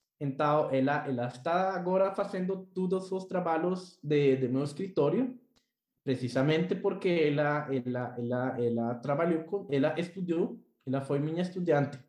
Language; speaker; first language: Portuguese; non-native, learner; Spanish